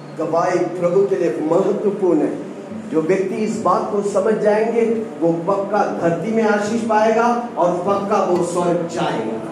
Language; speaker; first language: Hindi; non-native, local second language; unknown